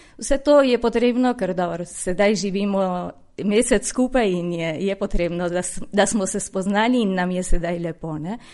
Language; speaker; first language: Slovenian; early bilingual, heritage; Slovenian